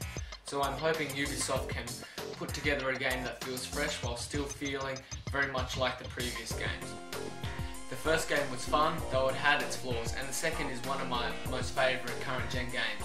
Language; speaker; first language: English; native; English